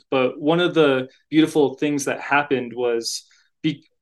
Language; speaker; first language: English; native; English